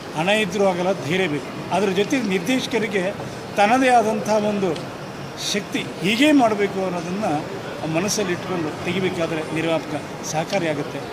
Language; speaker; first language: Kannada; native; Kannada